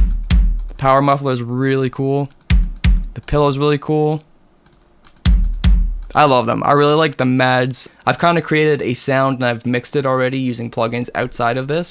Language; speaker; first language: English; native; English